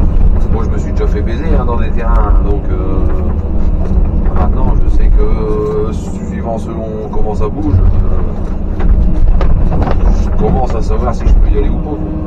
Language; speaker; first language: French; native; French